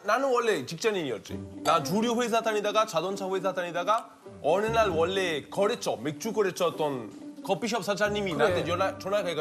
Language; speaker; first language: Korean; non-native, fluent; Italian